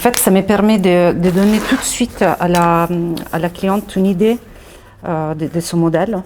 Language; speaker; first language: French; non-native, fluent; Italian